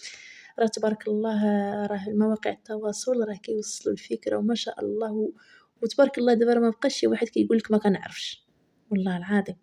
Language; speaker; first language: Arabic; native; Arabic